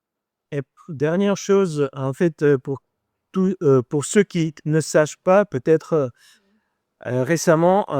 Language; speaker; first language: French; non-native, fluent; Ukrainian